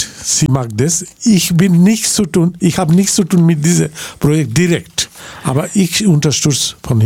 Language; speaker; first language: German; non-native, fluent; Bangla